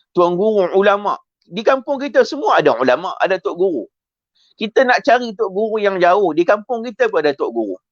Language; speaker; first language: Malay; native; Malay